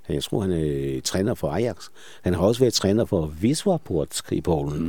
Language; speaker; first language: Danish; non-native, fluent; Polish